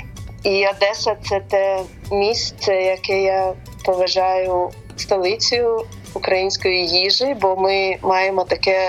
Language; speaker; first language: Ukrainian; non-native, local second language; Russian